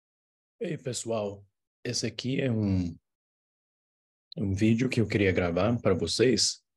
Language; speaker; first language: Portuguese; non-native, fluent; English